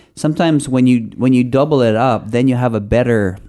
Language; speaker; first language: English; non-native, local second language; Filipino